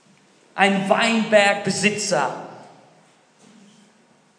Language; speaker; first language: German; non-native, fluent; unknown